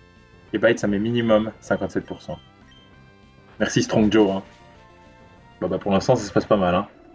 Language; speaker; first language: French; native; French